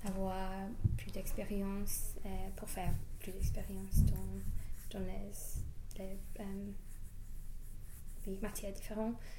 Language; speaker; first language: French; non-native, learner; English